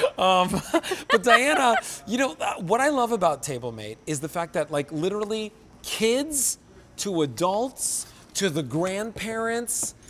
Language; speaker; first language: English; native; English